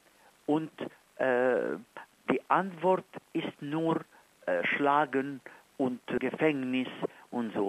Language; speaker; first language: German; non-native, fluent; Arabic